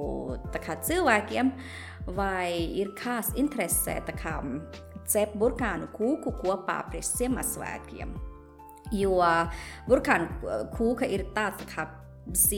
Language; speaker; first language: Latvian; non-native, fluent; Thai